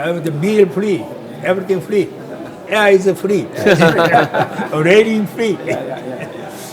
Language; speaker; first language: English; non-native, learner; Korean